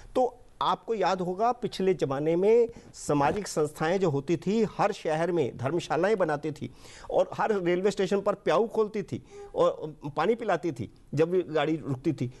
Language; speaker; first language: Hindi; native; Hindi